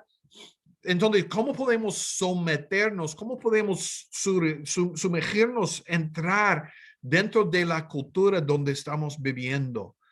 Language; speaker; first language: Spanish; non-native, fluent; English